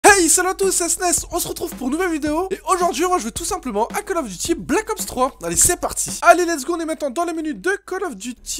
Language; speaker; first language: French; native; French